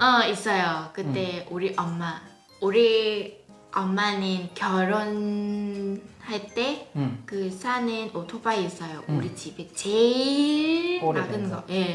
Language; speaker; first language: Korean; non-native, learner; Vietnamese